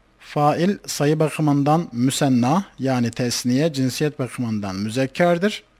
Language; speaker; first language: Turkish; native; Turkish